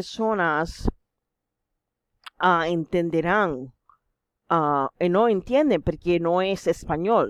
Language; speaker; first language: Spanish; non-native, fluent; English